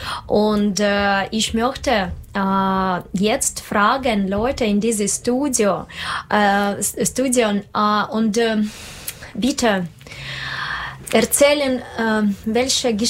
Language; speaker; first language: German; non-native, learner; Russian